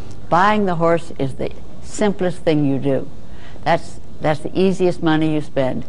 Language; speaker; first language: English; native; English